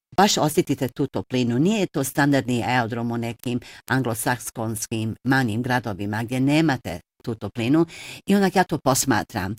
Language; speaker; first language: Bosnian; early bilingual, heritage; Bosnian